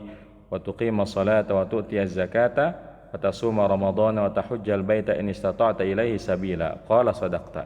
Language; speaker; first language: Arabic; non-native, fluent; Indonesian